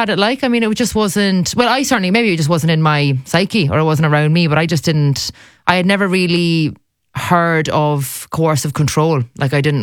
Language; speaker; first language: English; native; English